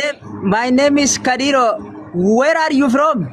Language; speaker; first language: English; non-native, learner; Oromo